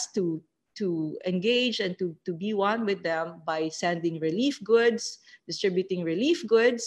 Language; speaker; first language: English; non-native, local second language; Filipino